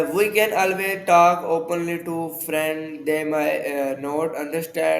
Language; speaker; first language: English; non-native, learner; Urdu